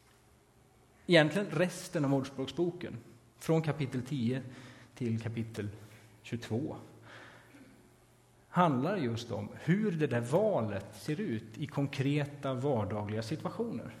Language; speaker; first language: Swedish; native; Swedish